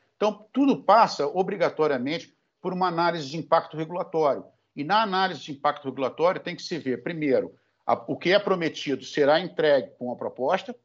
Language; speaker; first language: Portuguese; native; Portuguese